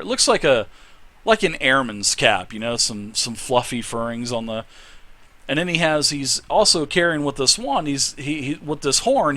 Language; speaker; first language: English; native; English